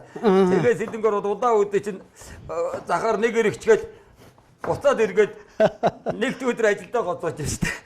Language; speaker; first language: Mongolian; native; Mongolian